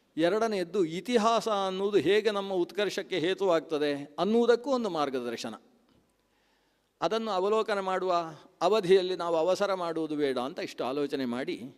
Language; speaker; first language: Kannada; non-native, local second language; Tulu